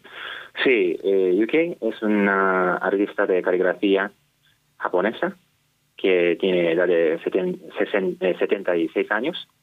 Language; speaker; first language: Spanish; non-native, fluent; Japanese